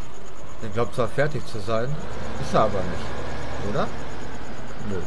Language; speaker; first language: German; native; German